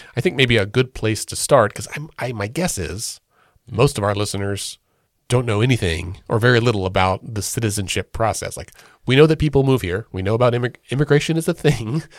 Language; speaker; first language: English; native; English